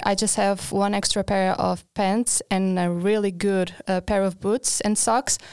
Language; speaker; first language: English; non-native, fluent; Portuguese